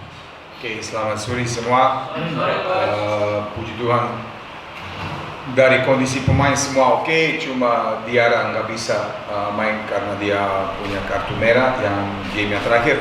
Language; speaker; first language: Indonesian; non-native, fluent; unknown